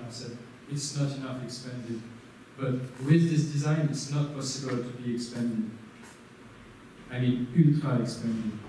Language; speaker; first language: English; non-native, learner; French